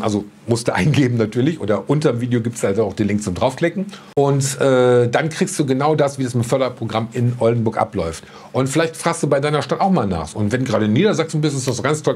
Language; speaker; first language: German; native; German